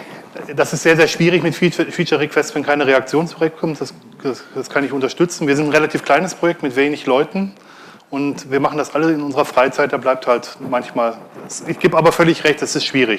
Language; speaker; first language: German; native; German